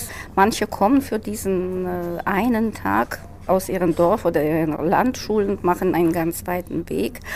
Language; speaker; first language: German; non-native, fluent; Russian